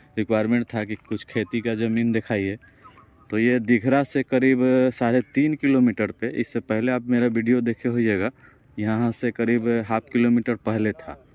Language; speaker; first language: Hindi; native; Hindi